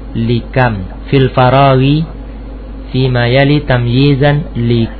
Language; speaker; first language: Arabic; non-native, fluent; Indonesian